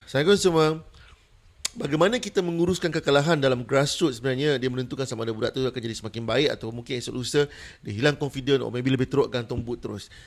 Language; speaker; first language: Malay; native; Malay